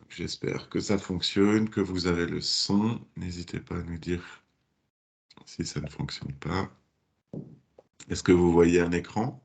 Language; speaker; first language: French; native; French